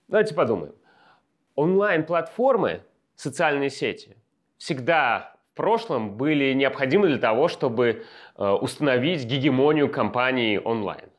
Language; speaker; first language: Russian; native; Russian